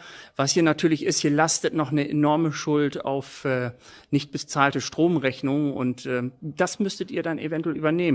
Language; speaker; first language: German; native; German